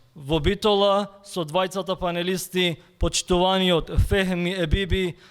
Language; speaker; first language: Macedonian; non-native, local second language; Albanian